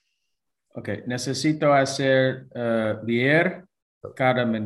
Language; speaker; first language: Spanish; non-native, learner; English